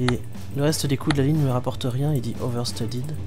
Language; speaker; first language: French; native; French